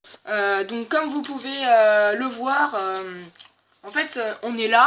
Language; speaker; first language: French; native; French